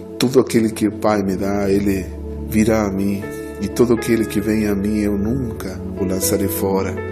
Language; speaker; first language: Portuguese; non-native, fluent; Spanish